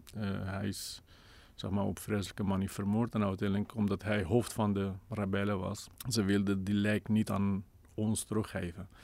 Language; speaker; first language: Dutch; non-native, fluent; Kurdish